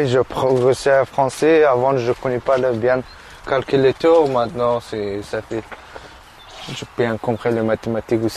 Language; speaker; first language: French; non-native, learner; Persian